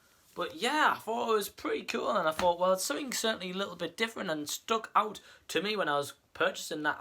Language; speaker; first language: English; native; English